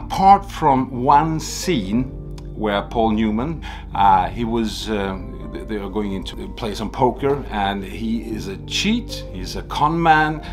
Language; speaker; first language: English; non-native, fluent; Swedish